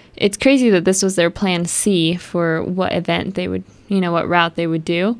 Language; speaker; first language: English; early bilingual, other home language; Spanish